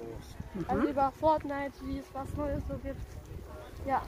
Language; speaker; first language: German; early bilingual, other home language; Tajik